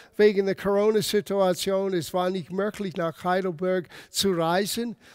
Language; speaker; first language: German; non-native, fluent; English